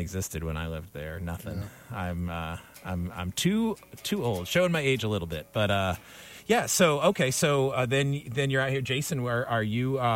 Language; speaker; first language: English; native; English